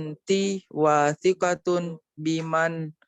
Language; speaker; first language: Arabic; non-native, learner; Indonesian